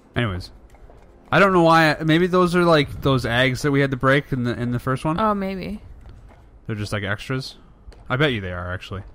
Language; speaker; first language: English; native; English